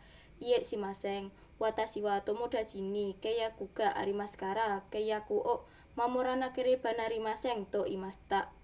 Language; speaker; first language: Japanese; non-native, learner; Indonesian